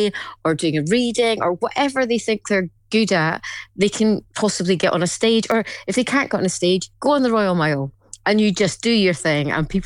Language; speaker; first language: English; native; English